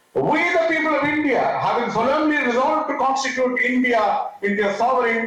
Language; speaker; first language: English; non-native, local second language; Telugu